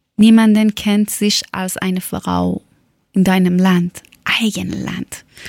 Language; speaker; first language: German; non-native, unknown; Persian